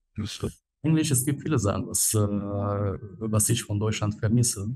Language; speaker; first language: German; non-native, fluent; Albanian